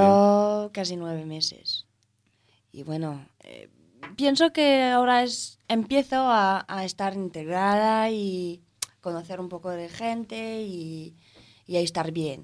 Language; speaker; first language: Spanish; non-native, fluent; French